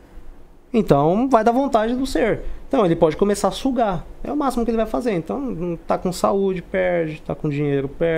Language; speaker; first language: Portuguese; native; Portuguese